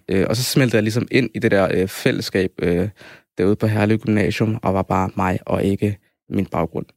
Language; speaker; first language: Danish; early bilingual, other home language; Somali